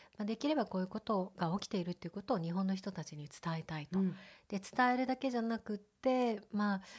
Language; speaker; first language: Japanese; native; Japanese